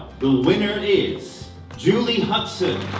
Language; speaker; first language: English; native; English